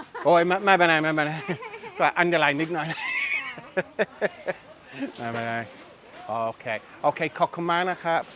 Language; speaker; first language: Thai; non-native, learner; English